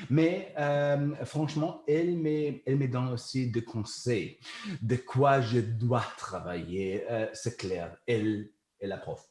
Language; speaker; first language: French; non-native, learner; German